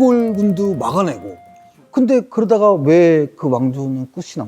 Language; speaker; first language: Korean; native; Korean